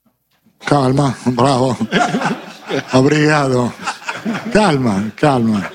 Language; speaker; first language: Portuguese; non-native, fluent; Italian